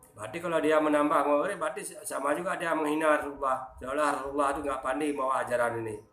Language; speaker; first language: Malay; non-native, local second language; Achinese